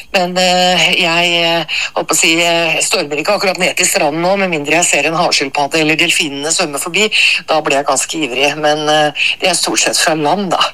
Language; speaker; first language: Norwegian; native; Norwegian